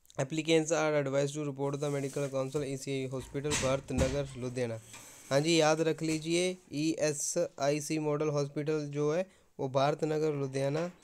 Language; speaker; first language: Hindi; non-native, local second language; Punjabi